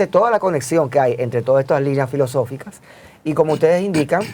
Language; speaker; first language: Spanish; native; Spanish